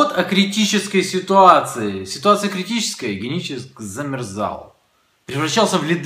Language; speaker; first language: Russian; native; Russian